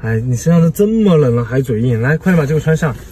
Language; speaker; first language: Chinese; native; Chinese